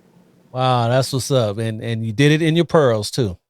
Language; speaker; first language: English; native; English